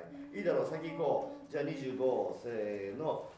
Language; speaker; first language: Japanese; native; Japanese